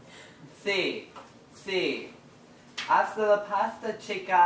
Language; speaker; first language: Spanish; non-native, learner; English